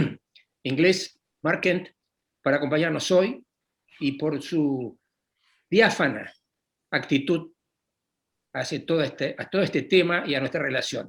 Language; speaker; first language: Spanish; native; Spanish